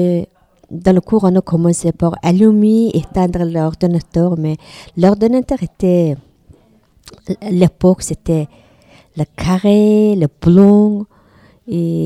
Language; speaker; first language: French; non-native, learner; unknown